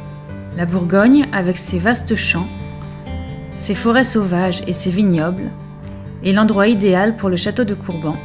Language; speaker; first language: French; native; French